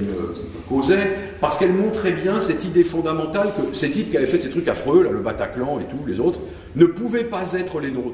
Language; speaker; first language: French; native; French